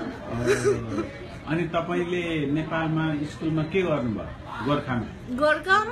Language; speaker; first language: Nepali; native; Nepali